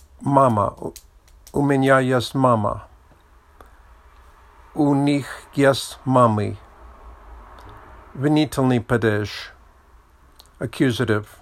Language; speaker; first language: Russian; non-native, learner; English